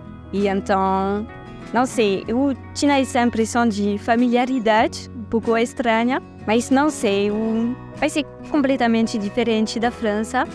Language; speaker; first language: Portuguese; non-native, fluent; French